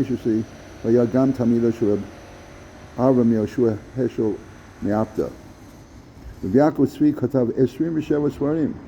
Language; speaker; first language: Hebrew; non-native, fluent; English